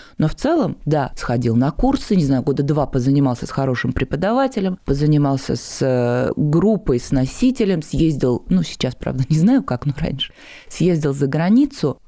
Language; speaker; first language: Russian; native; Russian